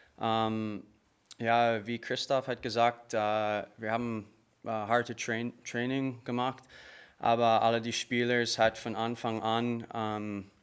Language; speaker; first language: German; non-native, learner; English